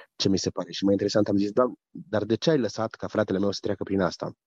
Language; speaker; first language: Romanian; early bilingual, heritage; German